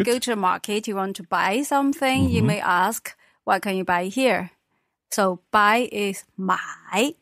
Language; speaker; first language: English; non-native, fluent; Chinese